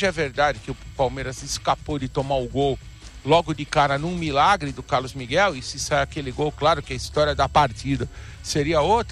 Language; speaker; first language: Portuguese; native; Portuguese